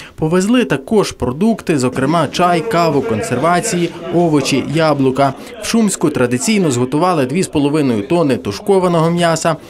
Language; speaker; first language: Ukrainian; native; Ukrainian